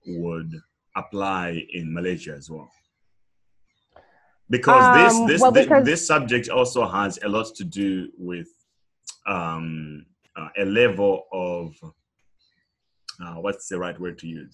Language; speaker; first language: English; non-native, local second language; Nyanja